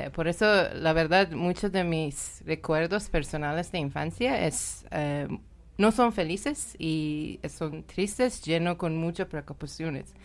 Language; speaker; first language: Spanish; non-native, learner; Persian